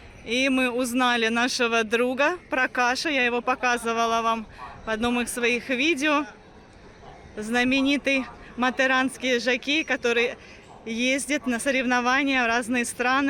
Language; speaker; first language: Russian; native; Russian